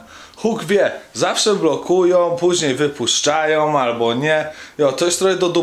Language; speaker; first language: Polish; early bilingual, heritage; Polish